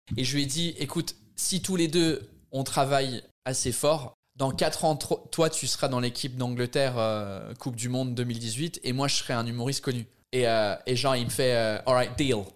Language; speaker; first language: French; non-native, fluent; English